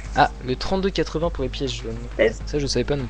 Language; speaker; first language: French; native; French